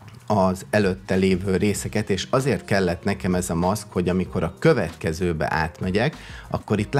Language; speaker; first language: Hungarian; native; Hungarian